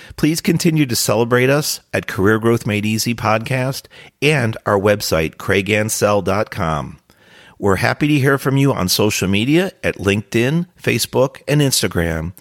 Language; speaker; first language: English; native; English